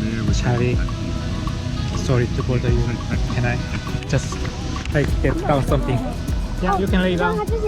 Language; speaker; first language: English; non-native, learner; Korean